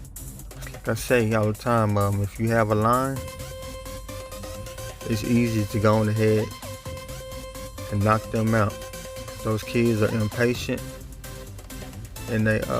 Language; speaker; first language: English; native; English